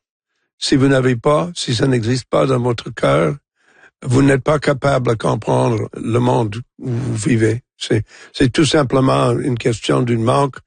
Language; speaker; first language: French; non-native, fluent; English